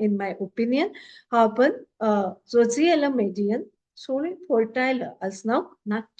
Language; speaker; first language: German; non-native, fluent; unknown